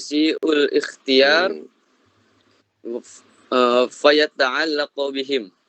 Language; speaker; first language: Arabic; non-native, learner; Indonesian